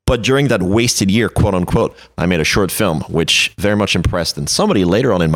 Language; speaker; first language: English; non-native, fluent; French